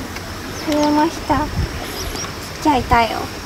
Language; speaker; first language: Japanese; non-native, learner; Chinese